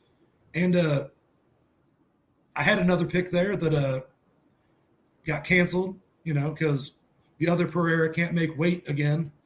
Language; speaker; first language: English; native; English